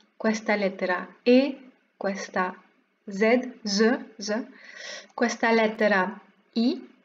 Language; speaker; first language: Italian; non-native, fluent; French